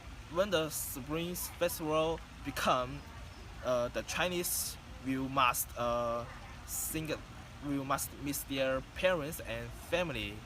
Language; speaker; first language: English; non-native, learner; Chinese